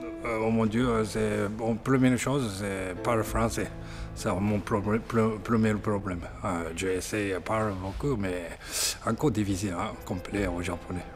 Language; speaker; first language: French; non-native, learner; Japanese